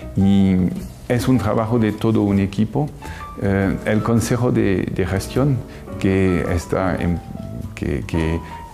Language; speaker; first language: Spanish; non-native, fluent; French